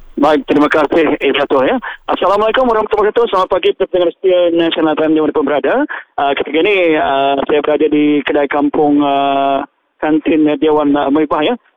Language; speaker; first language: Malay; native; Malay